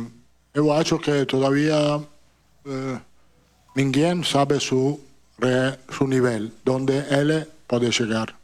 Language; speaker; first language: Portuguese; non-native, fluent; Italian